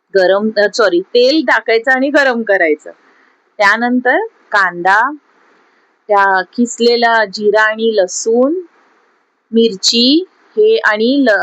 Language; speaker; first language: Marathi; non-native, local second language; Urdu